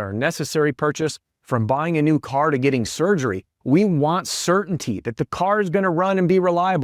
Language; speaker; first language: English; native; English